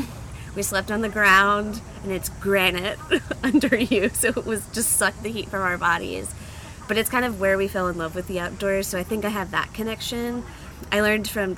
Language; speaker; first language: English; native; English